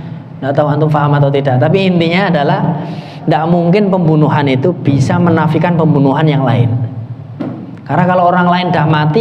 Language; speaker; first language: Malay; non-native, local second language; Javanese